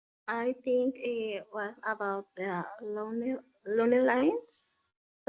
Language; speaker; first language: English; non-native, learner; Spanish